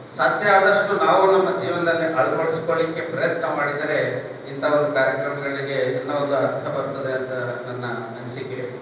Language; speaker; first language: Kannada; native; Kannada